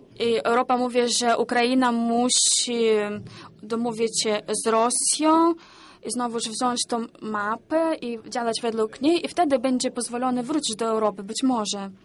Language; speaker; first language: Polish; non-native, learner; Ukrainian